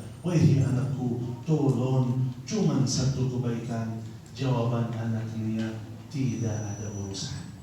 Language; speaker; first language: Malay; non-native, fluent; Arabic